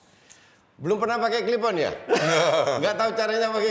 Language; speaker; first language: Indonesian; native; Indonesian